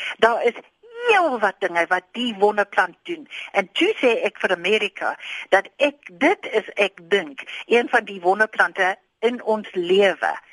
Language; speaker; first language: Afrikaans; non-native, local second language; English